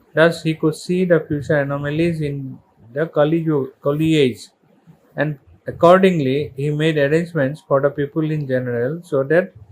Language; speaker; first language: English; non-native, local second language; Assamese